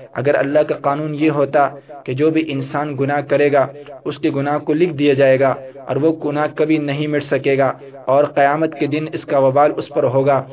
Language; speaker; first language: Urdu; native; Urdu